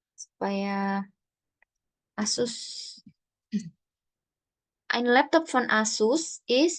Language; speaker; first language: German; non-native, fluent; Indonesian